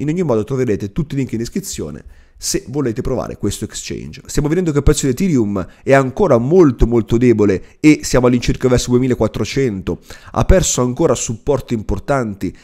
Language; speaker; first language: Italian; native; Italian